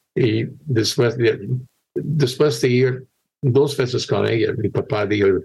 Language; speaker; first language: Spanish; non-native, fluent; English